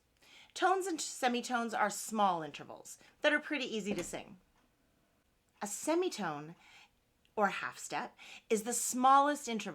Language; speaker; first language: English; native; English